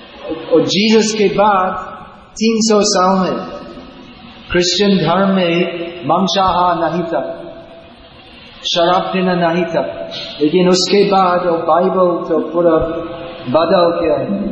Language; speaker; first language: Hindi; non-native, learner; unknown